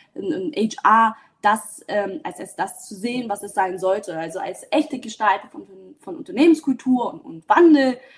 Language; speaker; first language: German; early bilingual, other home language; Vietnamese